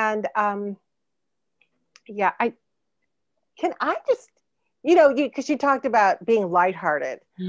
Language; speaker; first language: English; native; English